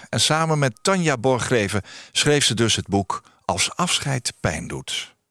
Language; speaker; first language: Dutch; native; Dutch